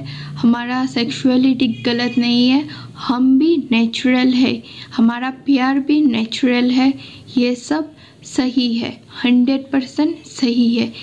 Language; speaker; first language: Hindi; non-native, local second language; Assamese